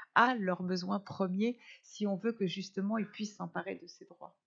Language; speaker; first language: French; non-native, fluent; Spanish